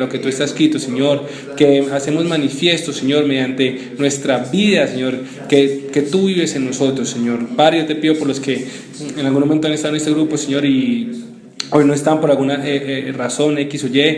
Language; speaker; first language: Spanish; native; Spanish